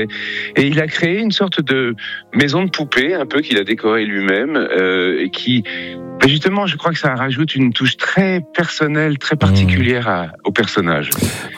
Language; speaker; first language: French; native; French